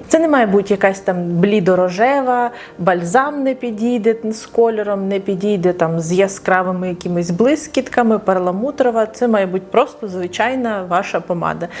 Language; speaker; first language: Ukrainian; non-native, local second language; Russian